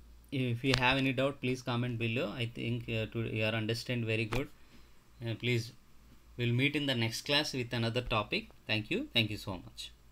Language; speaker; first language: English; non-native, local second language; Telugu